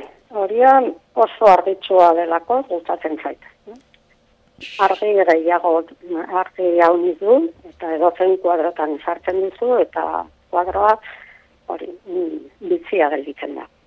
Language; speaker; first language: Basque; non-native, local second language; Spanish